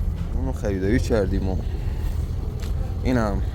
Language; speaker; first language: Persian; native; Persian